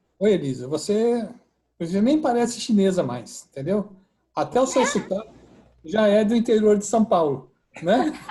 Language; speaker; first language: Portuguese; native; Portuguese